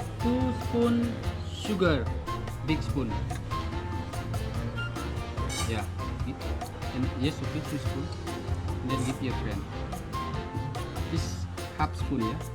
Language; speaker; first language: English; non-native, learner; Indonesian